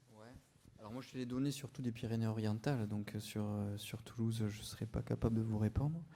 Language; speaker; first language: French; native; French